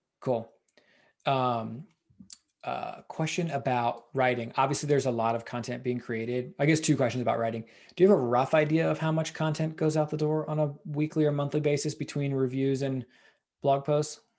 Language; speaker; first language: English; native; English